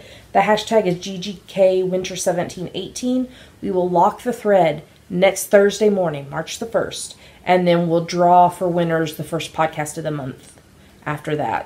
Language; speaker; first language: English; native; English